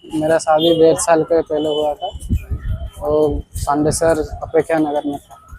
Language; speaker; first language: Hindi; non-native, local second language; Odia